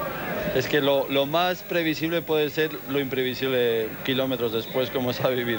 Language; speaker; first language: Spanish; native; Spanish